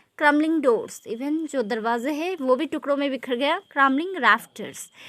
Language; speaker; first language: Hindi; non-native, local second language; Bangla